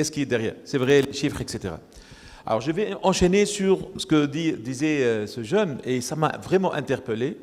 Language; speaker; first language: French; non-native, local second language; Arabic